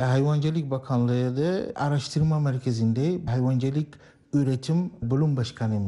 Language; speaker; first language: Turkish; non-native, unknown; Arabic